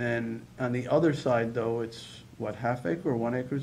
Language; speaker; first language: English; native; English